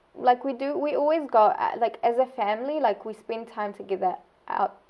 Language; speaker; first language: English; non-native, fluent; Arabic